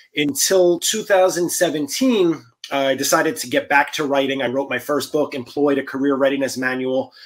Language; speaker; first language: English; native; English